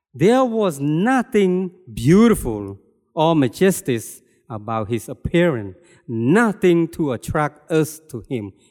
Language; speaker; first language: English; non-native, fluent; Khmer